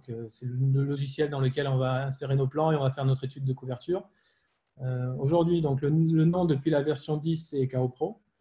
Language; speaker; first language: French; native; French